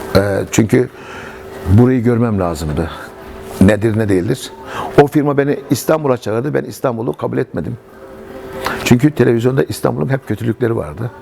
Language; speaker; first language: Turkish; native; Turkish